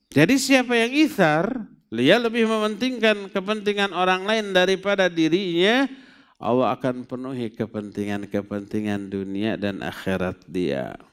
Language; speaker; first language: Indonesian; non-native, local second language; Sundanese